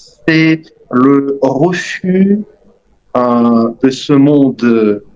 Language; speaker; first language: French; non-native, fluent; Russian